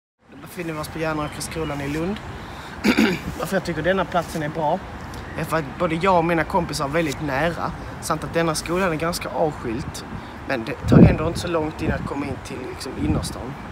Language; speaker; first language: Swedish; native; Swedish